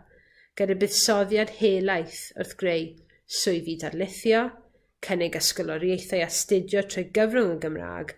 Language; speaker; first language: Welsh; native; Welsh